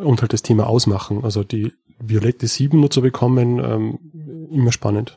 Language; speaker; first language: German; native; German